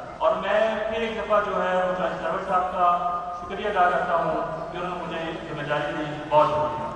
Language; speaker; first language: Urdu; non-native, local second language; Punjabi